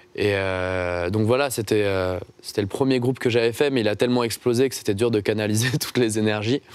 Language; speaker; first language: French; native; French